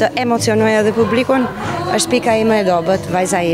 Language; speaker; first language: Albanian; native; Albanian